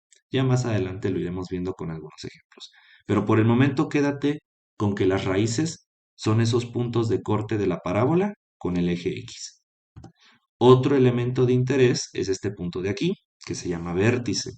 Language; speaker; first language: Spanish; native; Spanish